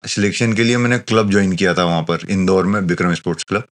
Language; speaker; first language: Hindi; native; Hindi